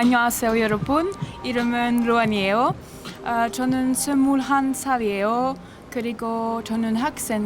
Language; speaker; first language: Korean; non-native, learner; French